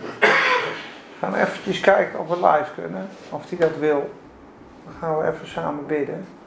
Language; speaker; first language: Dutch; non-native, fluent; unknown